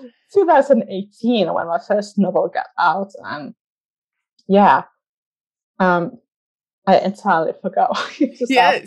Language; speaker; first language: English; non-native, fluent; Finnish